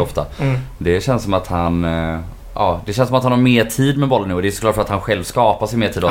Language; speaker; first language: Swedish; native; Swedish